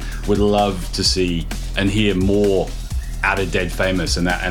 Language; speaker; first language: English; native; English